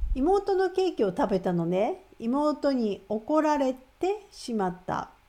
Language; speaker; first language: Japanese; native; Japanese